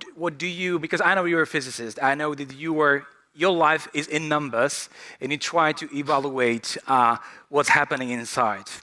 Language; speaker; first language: English; non-native, fluent; Slovak